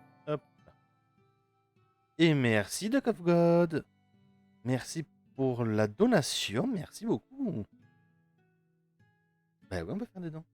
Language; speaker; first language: French; native; French